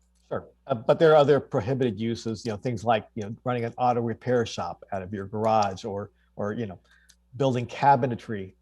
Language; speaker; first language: English; native; English